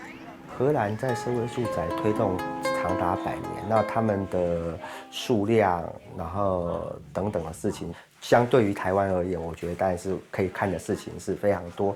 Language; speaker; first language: Chinese; native; Chinese